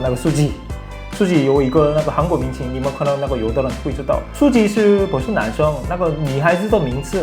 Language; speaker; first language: Chinese; non-native, fluent; Korean